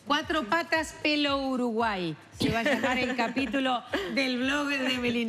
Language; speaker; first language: Spanish; native; Spanish